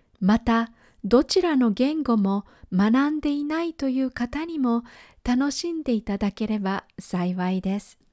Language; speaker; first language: Japanese; native; Japanese